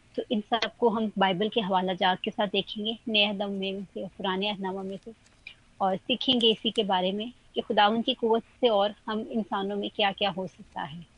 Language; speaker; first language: Urdu; non-native, local second language; Punjabi